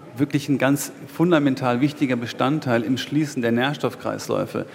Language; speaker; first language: German; native; German